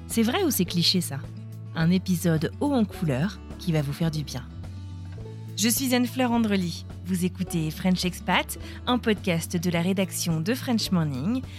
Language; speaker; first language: French; native; French